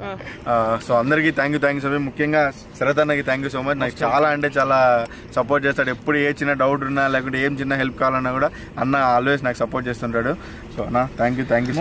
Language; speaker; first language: Telugu; native; Telugu